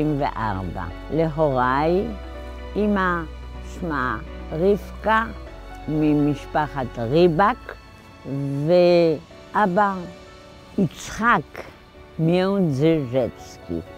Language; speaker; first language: Hebrew; non-native, fluent; Polish